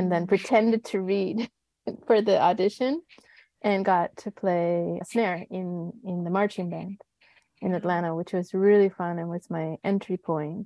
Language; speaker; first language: English; native; English